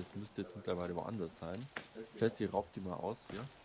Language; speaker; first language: German; native; German